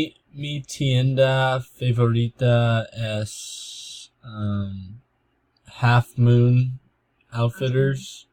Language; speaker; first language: Spanish; non-native, learner; English